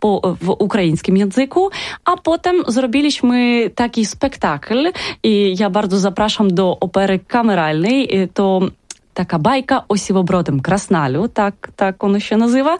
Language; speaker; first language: Polish; non-native, learner; Ukrainian